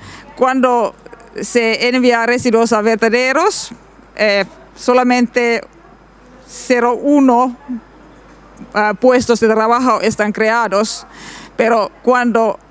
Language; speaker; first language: Spanish; non-native, learner; Finnish